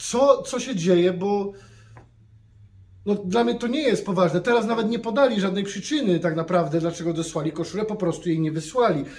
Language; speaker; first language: Polish; native; Polish